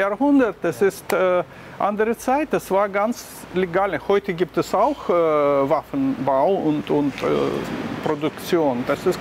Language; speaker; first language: German; non-native, learner; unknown